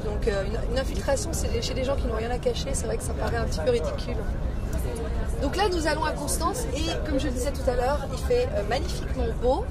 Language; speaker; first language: French; native; French